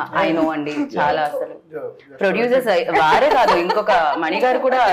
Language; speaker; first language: Telugu; native; Telugu